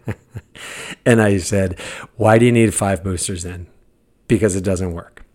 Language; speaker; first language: English; native; English